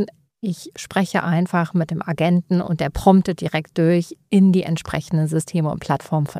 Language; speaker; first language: German; native; German